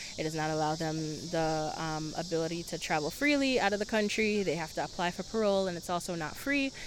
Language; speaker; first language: English; early bilingual, other home language; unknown